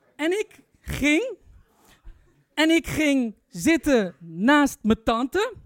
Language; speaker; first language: Dutch; early bilingual, other home language; Turkish